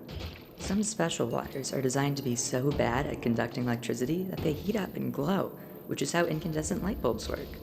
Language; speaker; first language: English; native; English